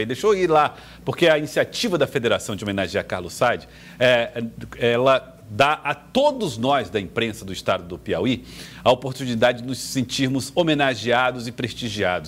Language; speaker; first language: Portuguese; native; Portuguese